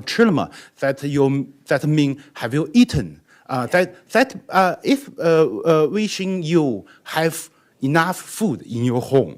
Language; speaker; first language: English; non-native, learner; Chinese